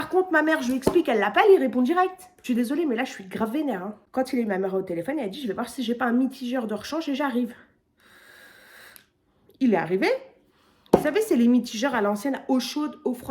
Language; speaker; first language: French; native; French